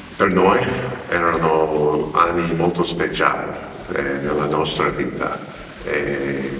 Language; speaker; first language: Italian; non-native, fluent; English